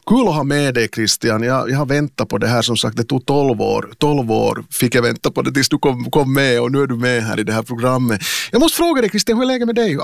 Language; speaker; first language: Swedish; native; Swedish